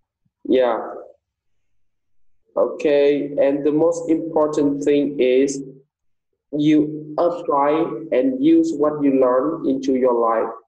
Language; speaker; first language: English; non-native, fluent; Vietnamese